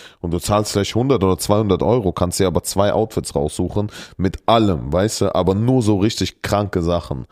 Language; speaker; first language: German; early bilingual, other home language; Russian